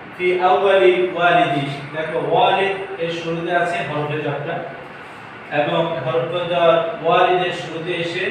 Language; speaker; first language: Arabic; non-native, fluent; Bangla